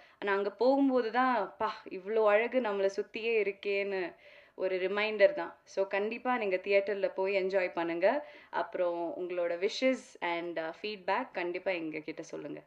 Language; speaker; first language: Tamil; non-native, local second language; Malayalam